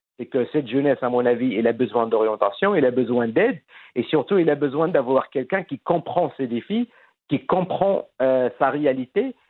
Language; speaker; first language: French; non-native, fluent; Arabic